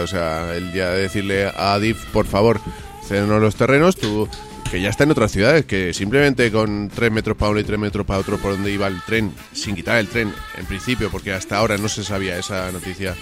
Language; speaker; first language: Spanish; native; Spanish